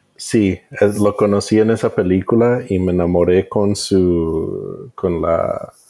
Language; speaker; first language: Spanish; early bilingual, heritage; Spanish